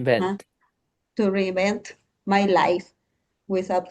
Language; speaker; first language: English; non-native, learner; Spanish